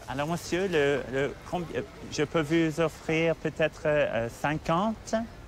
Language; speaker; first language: French; non-native, learner; English